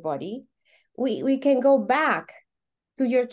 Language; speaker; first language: English; non-native, fluent; Spanish